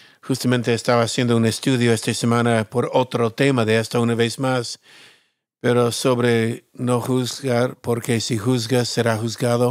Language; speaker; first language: Spanish; non-native, fluent; English